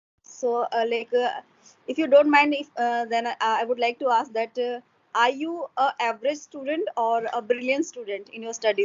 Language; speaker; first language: English; non-native, local second language; Hindi